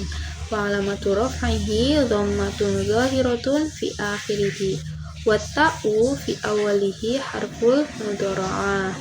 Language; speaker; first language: Arabic; non-native, learner; Indonesian